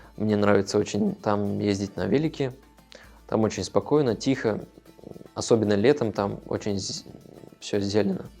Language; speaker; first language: Russian; non-native, local second language; Tajik